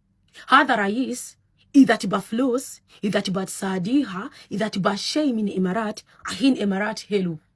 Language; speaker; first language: Arabic; non-native, learner; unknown